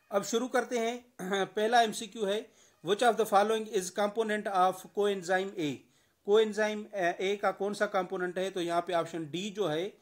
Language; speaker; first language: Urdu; non-native, local second language; Sindhi